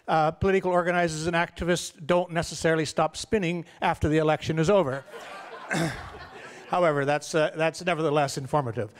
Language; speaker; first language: English; native; English